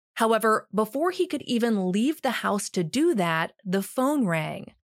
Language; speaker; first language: English; native; English